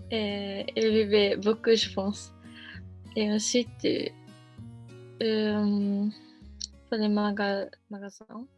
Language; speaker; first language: French; non-native, learner; Japanese